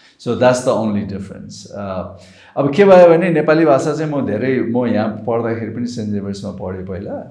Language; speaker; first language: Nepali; native; Nepali